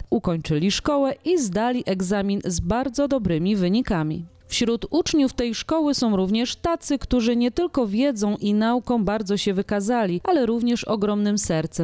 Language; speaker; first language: Polish; native; Polish